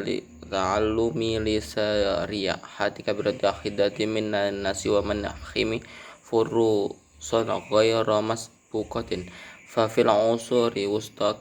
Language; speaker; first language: Arabic; non-native, learner; Indonesian